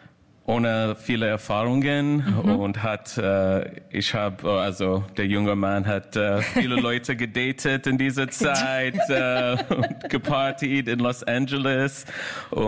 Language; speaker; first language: German; non-native, learner; English